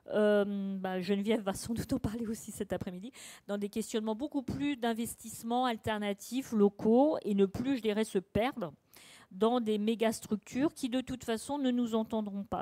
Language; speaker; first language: French; native; French